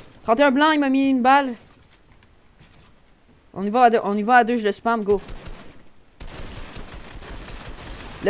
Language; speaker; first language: French; native; French